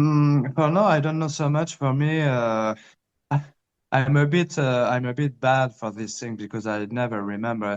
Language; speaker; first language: English; early bilingual, heritage; Spanish